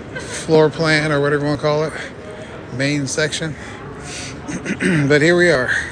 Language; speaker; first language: English; native; English